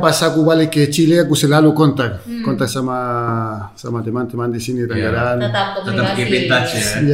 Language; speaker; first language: Indonesian; non-native, fluent; Spanish